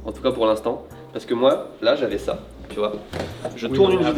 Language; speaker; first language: French; native; French